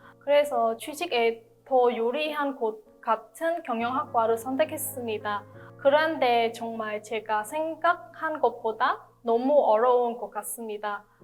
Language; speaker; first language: Korean; non-native, fluent; Vietnamese